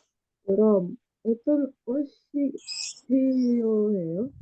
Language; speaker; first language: Korean; non-native, learner; Indonesian